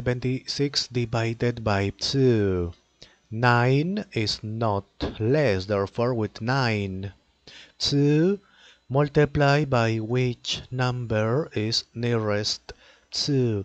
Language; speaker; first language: English; non-native, learner; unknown